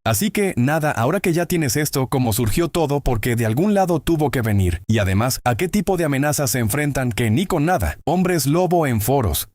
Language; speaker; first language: Spanish; native; Spanish